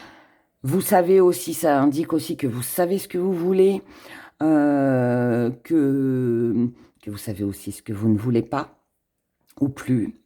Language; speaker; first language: French; native; French